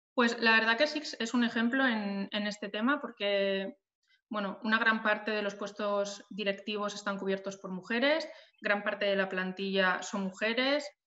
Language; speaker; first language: Spanish; native; Spanish